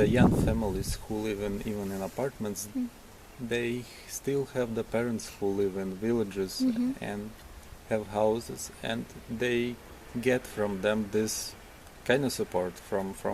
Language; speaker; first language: English; non-native, learner; Ukrainian